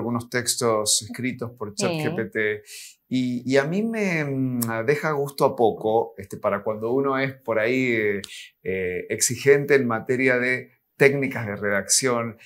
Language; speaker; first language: Spanish; native; Spanish